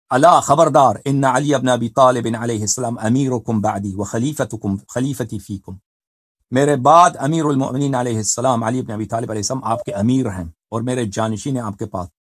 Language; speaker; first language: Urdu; non-native, fluent; Persian